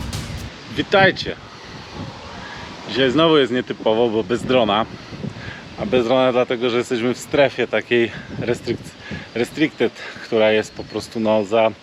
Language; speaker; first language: Polish; native; Polish